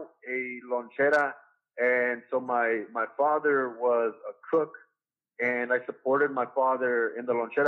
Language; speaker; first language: English; native; English